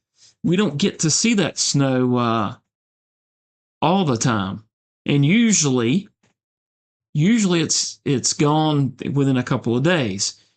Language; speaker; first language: English; native; English